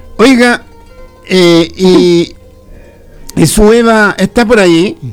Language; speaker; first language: Spanish; native; Spanish